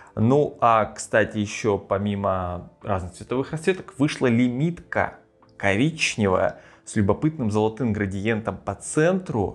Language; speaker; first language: Russian; native; Russian